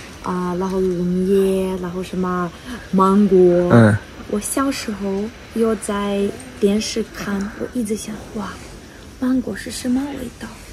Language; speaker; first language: Chinese; non-native, learner; Ukrainian